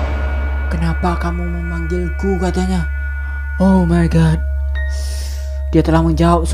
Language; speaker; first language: Indonesian; native; Indonesian